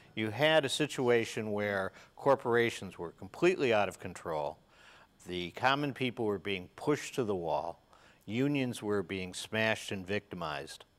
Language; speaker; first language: English; native; English